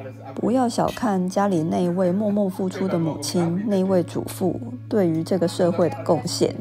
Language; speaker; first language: Chinese; native; Chinese